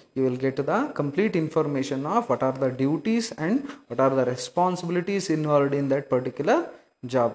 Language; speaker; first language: English; non-native, local second language; Kannada